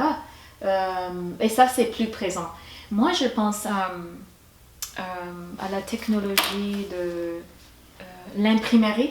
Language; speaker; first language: French; non-native, fluent; English